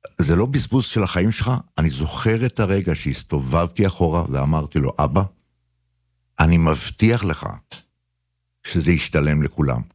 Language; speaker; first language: Hebrew; native; Hebrew